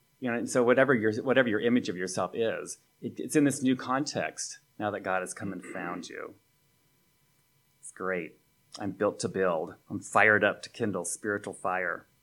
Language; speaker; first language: English; native; English